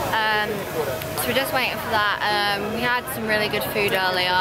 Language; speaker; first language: English; native; English